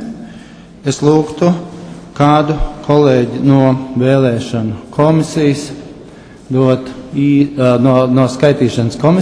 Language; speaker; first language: Latvian; native; Latvian